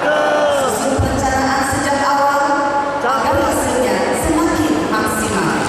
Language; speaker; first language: Indonesian; native; Indonesian